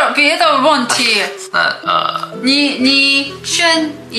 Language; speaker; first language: Chinese; non-native, learner; Korean